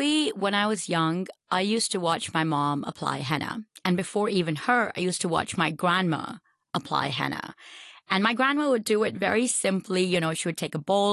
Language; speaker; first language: English; non-native, local second language; Urdu